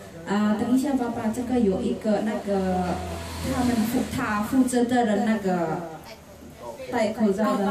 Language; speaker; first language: Chinese; non-native, learner; Indonesian